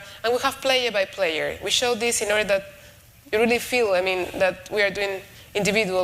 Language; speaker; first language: English; non-native, fluent; Spanish